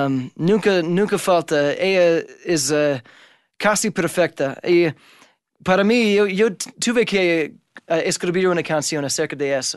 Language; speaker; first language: Spanish; non-native, fluent; English